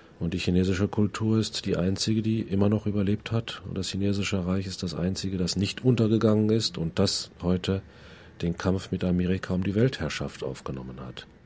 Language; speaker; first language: German; native; German